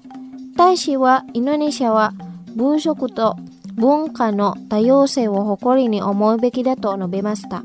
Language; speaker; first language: Japanese; non-native, fluent; Indonesian